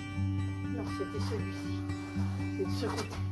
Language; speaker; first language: French; native; French